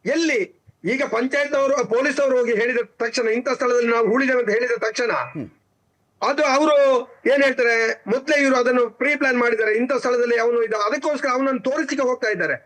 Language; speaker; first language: Kannada; native; Kannada